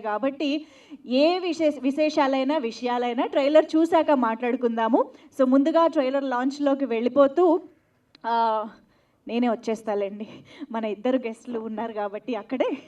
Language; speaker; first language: Telugu; native; Telugu